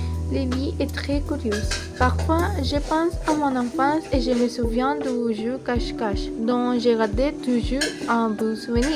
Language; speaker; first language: French; non-native, learner; Spanish